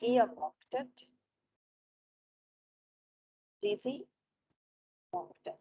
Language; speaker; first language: German; non-native, learner; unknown